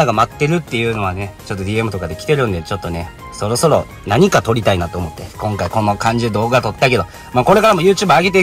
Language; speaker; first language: Japanese; native; Japanese